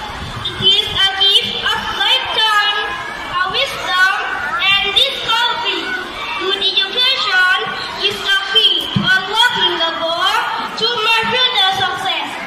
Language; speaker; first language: English; non-native, learner; Thai